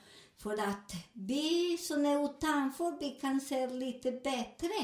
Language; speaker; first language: Swedish; non-native, fluent; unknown